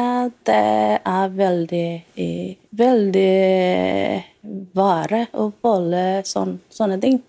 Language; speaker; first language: Norwegian; non-native, learner; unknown